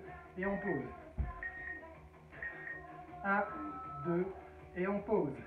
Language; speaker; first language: French; native; French